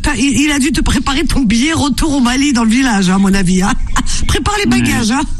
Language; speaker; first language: French; native; French